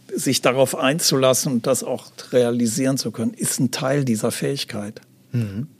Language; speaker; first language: German; native; German